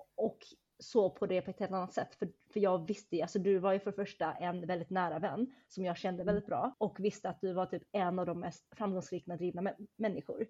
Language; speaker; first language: Swedish; early bilingual, other home language; Chinese